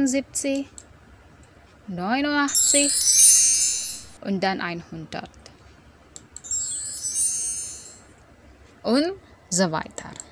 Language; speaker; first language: German; non-native, fluent; Indonesian